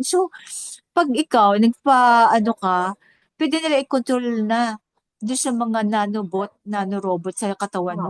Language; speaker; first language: Filipino; native; Filipino